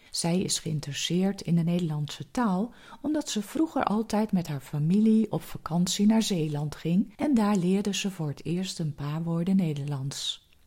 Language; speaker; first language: Dutch; native; Dutch